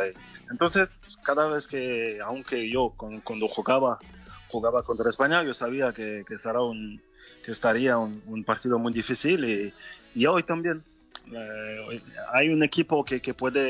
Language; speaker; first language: Spanish; non-native, fluent; French